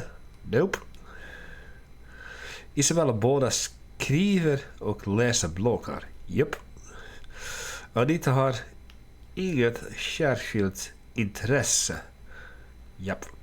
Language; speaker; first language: Swedish; non-native, learner; Dutch